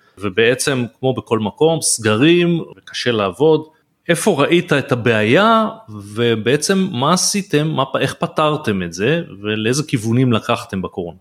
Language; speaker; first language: Hebrew; native; Hebrew